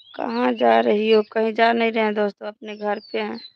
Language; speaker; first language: Hindi; native; Hindi